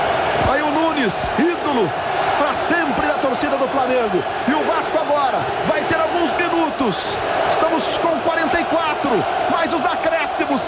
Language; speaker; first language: Portuguese; native; Portuguese